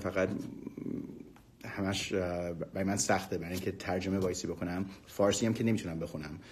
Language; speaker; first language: Persian; early bilingual, heritage; Persian